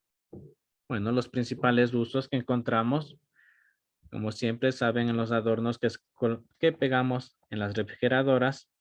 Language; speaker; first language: Spanish; native; Spanish